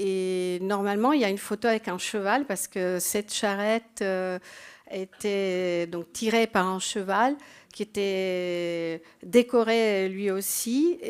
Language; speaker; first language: French; non-native, fluent; Italian